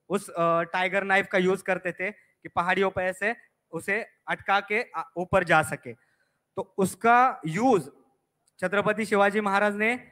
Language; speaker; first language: Hindi; non-native, local second language; Marathi